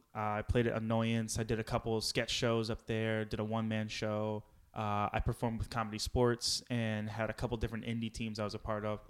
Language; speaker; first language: English; native; English